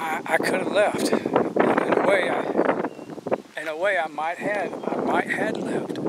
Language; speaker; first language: English; native; English